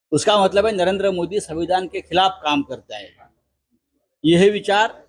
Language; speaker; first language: Hindi; non-native, local second language; Marathi